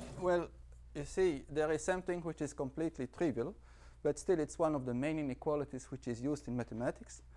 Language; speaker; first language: English; non-native, fluent; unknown